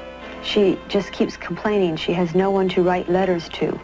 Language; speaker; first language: English; native; English